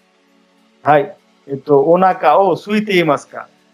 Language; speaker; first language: Japanese; non-native, fluent; Bangla